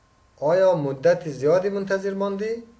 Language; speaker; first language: Persian; native; Persian